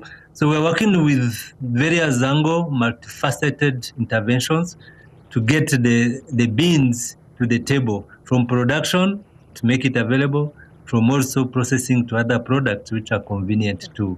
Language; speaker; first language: English; non-native, local second language; Kinyarwanda